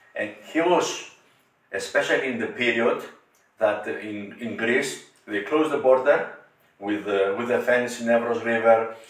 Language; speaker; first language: English; non-native, learner; Greek